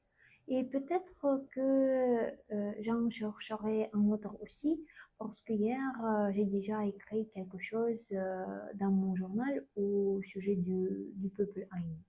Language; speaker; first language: French; non-native, learner; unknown